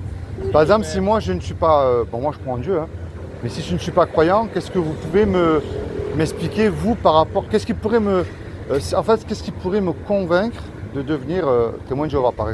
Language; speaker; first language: French; native; French